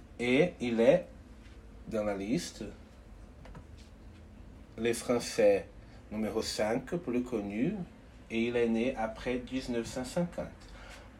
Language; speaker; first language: French; non-native, learner; Portuguese